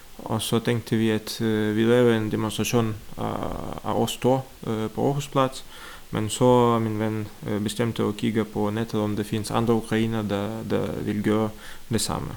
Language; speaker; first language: Danish; non-native, fluent; Russian